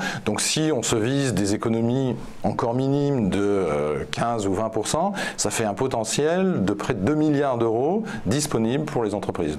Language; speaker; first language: French; native; French